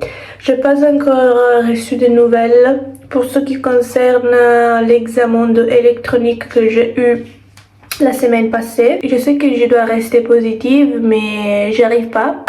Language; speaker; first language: French; non-native, fluent; Italian